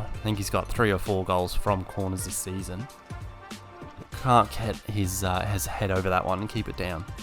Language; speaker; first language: English; native; English